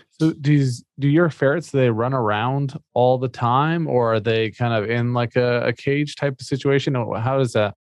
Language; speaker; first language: English; native; English